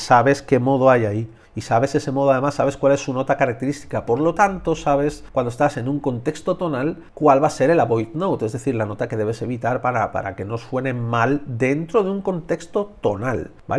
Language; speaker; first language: Spanish; native; Spanish